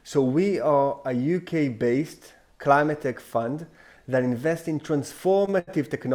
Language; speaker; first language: English; non-native, fluent; Hebrew